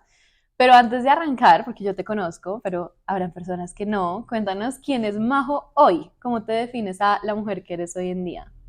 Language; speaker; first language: Spanish; native; Spanish